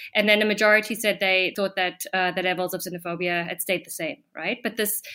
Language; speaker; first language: English; non-native, fluent; German